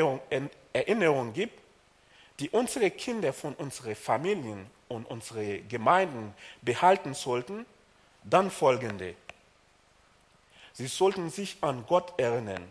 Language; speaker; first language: German; non-native, fluent; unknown